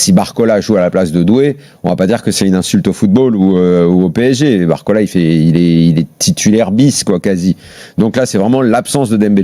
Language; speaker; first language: French; native; French